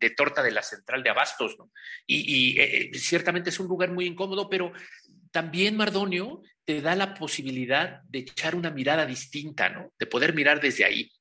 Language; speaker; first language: Spanish; native; Spanish